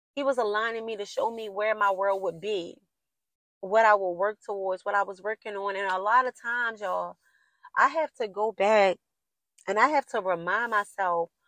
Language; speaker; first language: English; native; English